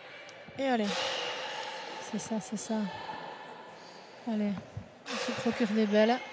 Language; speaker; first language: French; native; French